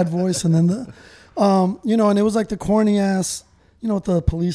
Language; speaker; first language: English; native; English